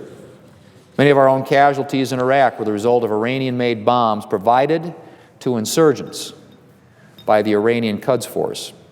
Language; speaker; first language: English; native; English